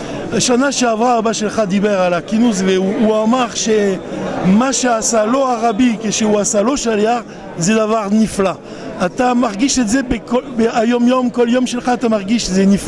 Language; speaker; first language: Hebrew; non-native, learner; French